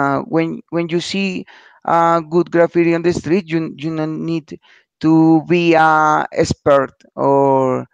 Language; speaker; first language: English; non-native, learner; Spanish